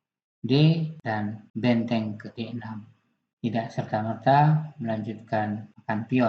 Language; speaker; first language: Indonesian; native; Indonesian